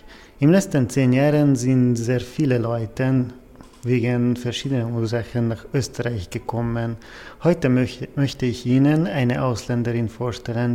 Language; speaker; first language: German; non-native, fluent; Hungarian